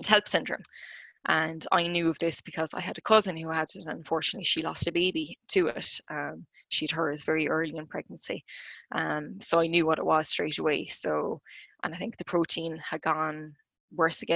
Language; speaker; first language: English; native; English